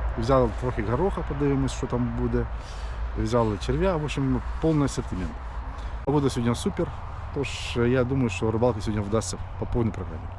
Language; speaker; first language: Ukrainian; non-native, local second language; Russian